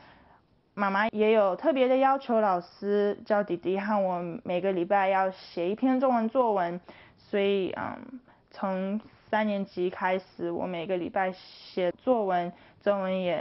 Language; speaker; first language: Chinese; early bilingual, heritage; Chinese